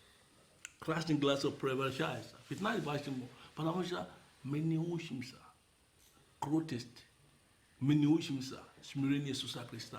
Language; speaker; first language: Russian; non-native, fluent; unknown